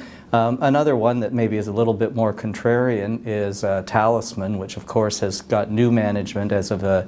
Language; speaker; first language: English; native; English